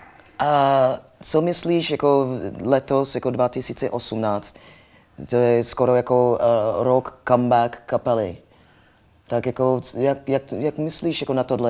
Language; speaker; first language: Czech; non-native, learner; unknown